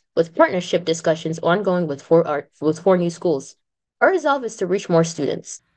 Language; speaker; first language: English; non-native, local second language; Ganda